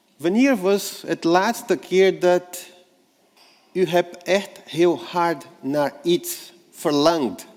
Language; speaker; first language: Dutch; non-native, fluent; Portuguese